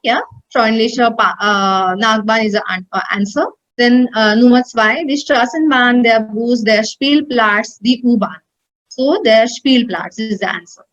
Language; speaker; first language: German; non-native, learner; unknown